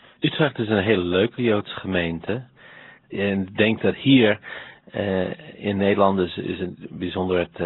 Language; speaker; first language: Dutch; non-native, fluent; English